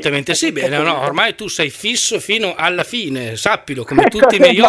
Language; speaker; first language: Italian; native; Italian